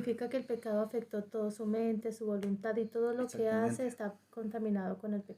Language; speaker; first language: Spanish; native; Spanish